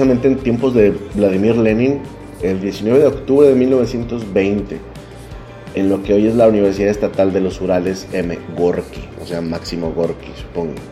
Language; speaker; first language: Spanish; native; Spanish